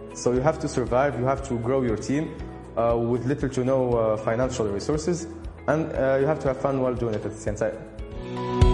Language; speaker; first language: English; non-native, fluent; Arabic